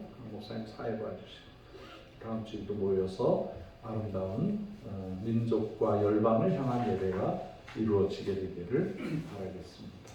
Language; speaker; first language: Korean; native; Korean